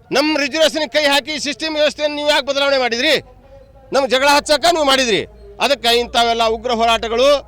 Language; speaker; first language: Kannada; non-native, local second language; Lambadi